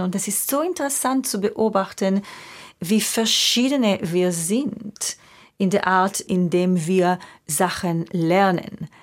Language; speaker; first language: German; non-native, fluent; Hebrew